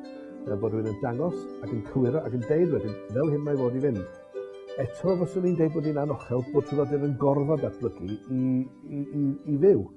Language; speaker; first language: Welsh; native; Welsh